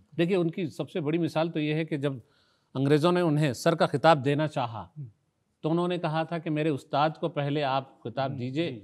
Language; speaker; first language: Urdu; native; Urdu